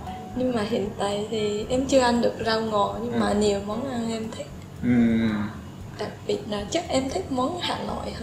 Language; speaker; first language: Vietnamese; non-native, fluent; Japanese